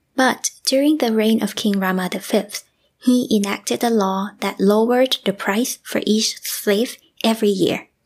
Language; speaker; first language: English; non-native, fluent; Thai